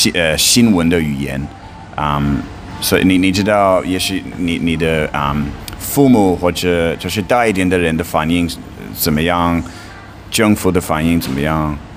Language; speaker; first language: Chinese; non-native, fluent; English